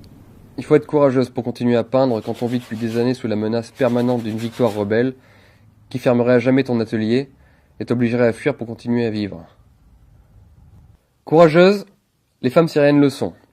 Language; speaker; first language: French; native; French